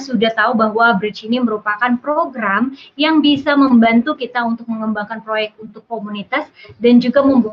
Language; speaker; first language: Indonesian; native; Indonesian